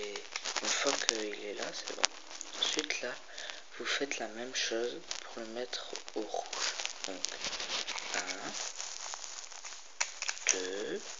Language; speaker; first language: French; native; French